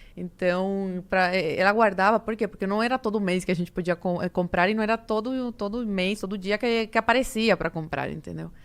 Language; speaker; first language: Portuguese; early bilingual, other home language; Spanish